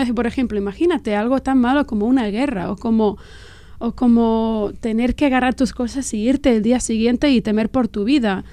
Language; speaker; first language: Spanish; non-native, local second language; Catalan